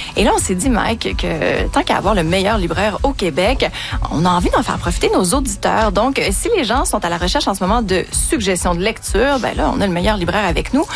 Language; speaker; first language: French; native; French